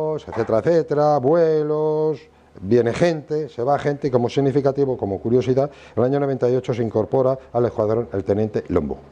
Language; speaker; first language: Spanish; native; Spanish